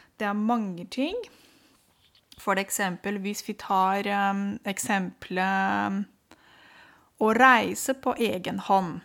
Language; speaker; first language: Norwegian; non-native, fluent; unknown